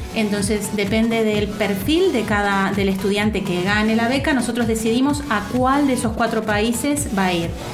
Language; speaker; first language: Spanish; native; Spanish